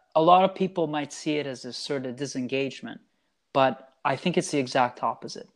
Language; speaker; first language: English; early bilingual, other home language; Italian